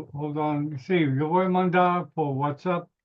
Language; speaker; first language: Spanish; non-native, learner; English